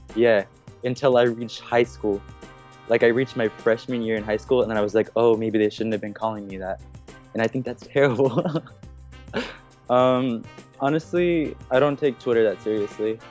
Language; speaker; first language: English; native; English